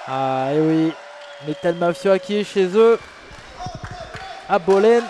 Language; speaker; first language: French; native; French